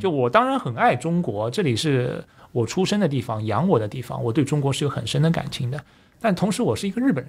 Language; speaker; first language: Chinese; native; Chinese